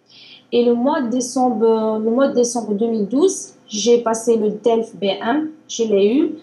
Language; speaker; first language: French; non-native, learner; Arabic